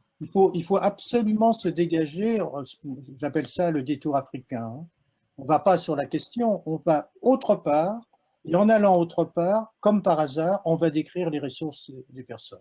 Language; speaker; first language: French; native; French